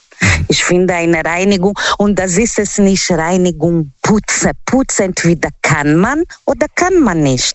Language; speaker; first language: German; non-native, learner; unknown